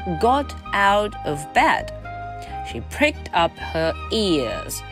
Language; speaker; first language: English; non-native, fluent; Chinese